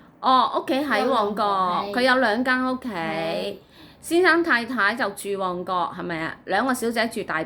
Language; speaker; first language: Cantonese; native; Cantonese